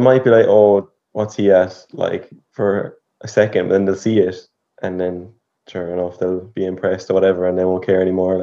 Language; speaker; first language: English; native; English